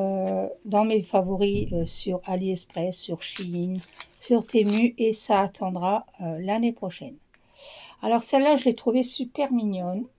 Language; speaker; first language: French; native; French